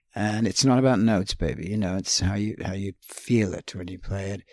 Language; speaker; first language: English; native; English